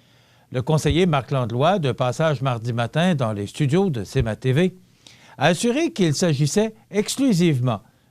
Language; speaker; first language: French; native; French